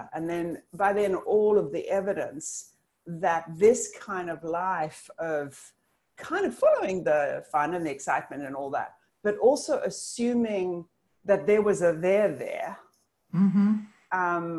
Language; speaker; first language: English; native; English